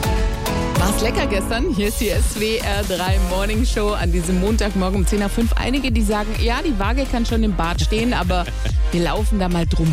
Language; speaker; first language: German; native; German